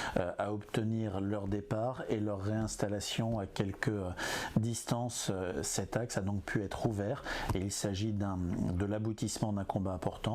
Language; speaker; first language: French; native; French